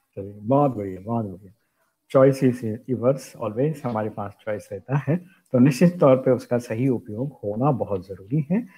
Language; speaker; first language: Hindi; native; Hindi